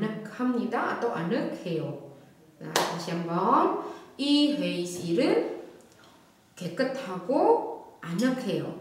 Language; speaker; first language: Korean; non-native, fluent; Indonesian